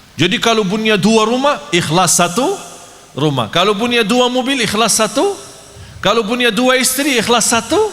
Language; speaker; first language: Malay; non-native, fluent; Arabic